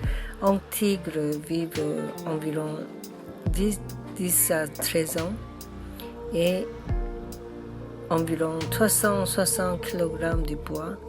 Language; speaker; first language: French; non-native, learner; Korean